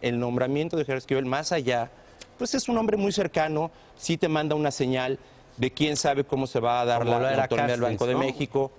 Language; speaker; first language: Spanish; native; Spanish